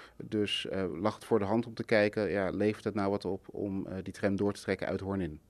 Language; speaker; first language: Dutch; native; Dutch